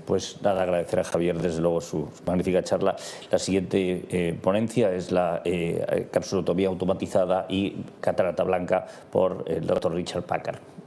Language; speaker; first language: Spanish; native; Spanish